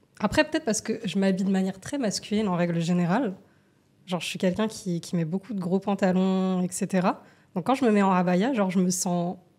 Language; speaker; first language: French; native; French